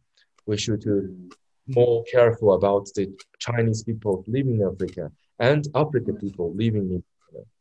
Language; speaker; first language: English; non-native, learner; Chinese